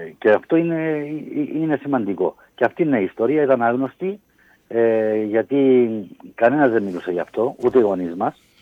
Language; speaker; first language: Greek; native; Greek